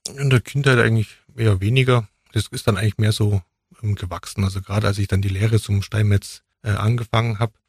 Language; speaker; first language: German; native; German